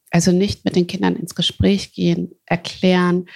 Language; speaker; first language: German; native; German